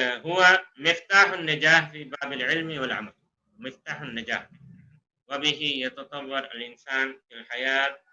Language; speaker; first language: Arabic; non-native, fluent; Urdu